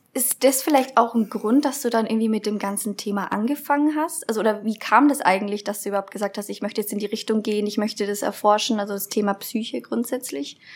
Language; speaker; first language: German; native; German